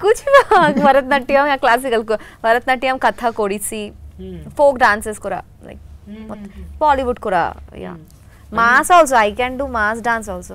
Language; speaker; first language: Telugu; non-native, learner; Bangla